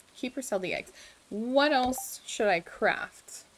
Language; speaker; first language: English; native; English